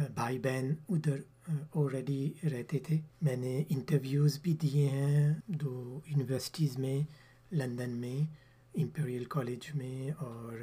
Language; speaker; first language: Urdu; early bilingual, heritage; Urdu